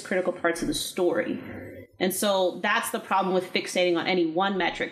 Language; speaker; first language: English; native; English